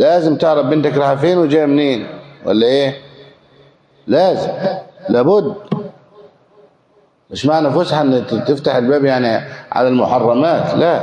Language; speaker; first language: Arabic; native; Arabic